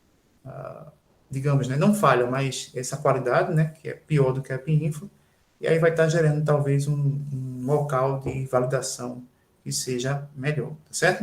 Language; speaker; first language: Portuguese; native; Portuguese